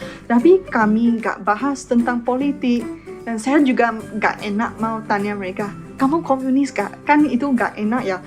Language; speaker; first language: Indonesian; non-native, fluent; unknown